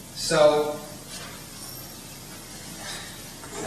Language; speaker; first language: English; native; English